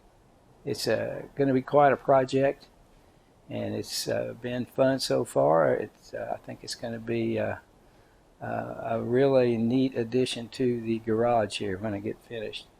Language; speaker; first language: English; native; English